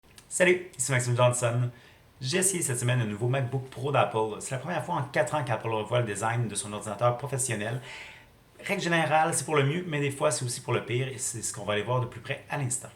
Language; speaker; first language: French; native; French